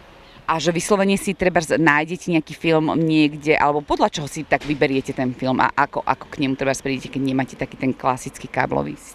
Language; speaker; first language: Slovak; native; Slovak